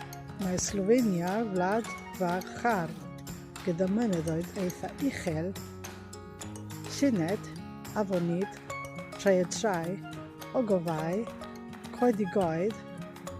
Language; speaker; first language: Welsh; non-native, learner; Slovenian